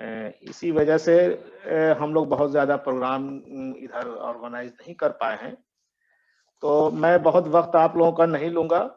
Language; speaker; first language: Urdu; native; Urdu